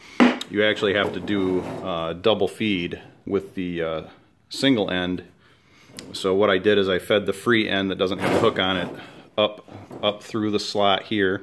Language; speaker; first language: English; native; English